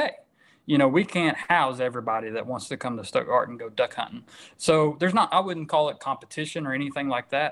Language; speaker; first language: English; native; English